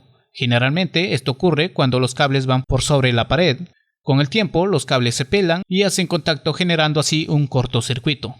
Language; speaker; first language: Spanish; native; Spanish